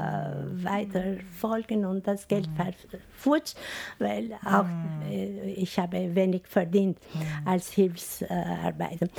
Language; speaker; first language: German; non-native, fluent; Albanian